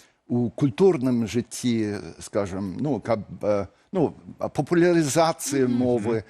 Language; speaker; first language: Belarusian; non-native, fluent; English